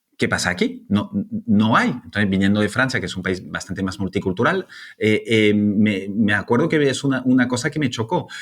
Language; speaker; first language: Spanish; non-native, fluent; French